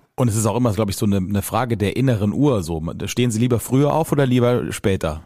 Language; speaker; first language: German; native; German